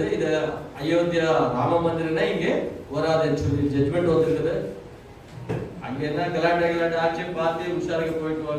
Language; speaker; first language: Tamil; non-native, learner; Kannada